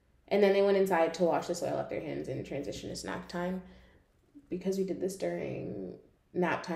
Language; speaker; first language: English; native; English